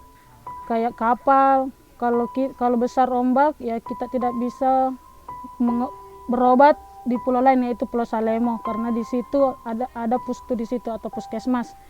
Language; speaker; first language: Indonesian; non-native, local second language; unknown